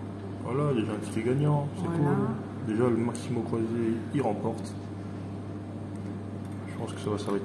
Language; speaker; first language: French; native; French